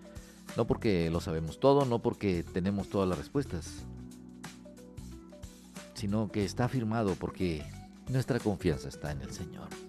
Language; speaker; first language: Spanish; native; Spanish